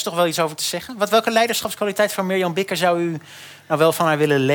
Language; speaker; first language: Dutch; native; Dutch